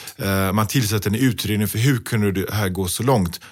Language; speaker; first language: Swedish; early bilingual, other home language; Pashto